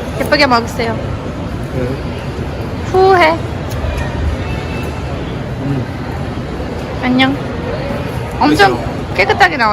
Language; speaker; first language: Korean; non-native, fluent; Romanian